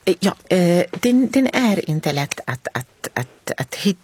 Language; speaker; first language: Swedish; non-native, learner; Arabic